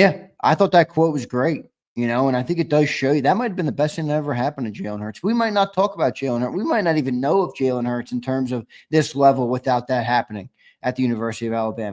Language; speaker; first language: English; native; English